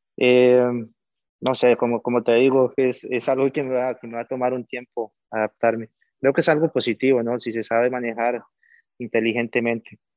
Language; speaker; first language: Spanish; native; Spanish